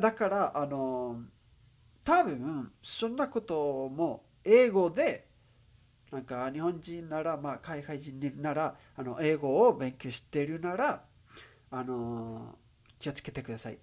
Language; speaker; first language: Japanese; non-native, learner; English